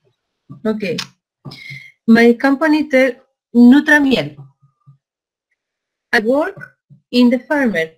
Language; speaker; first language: English; non-native, learner; Spanish